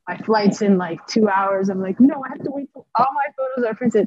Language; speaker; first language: English; native; English